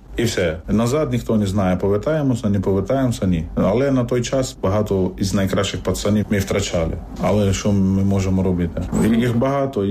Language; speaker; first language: Ukrainian; non-native, fluent; Arabic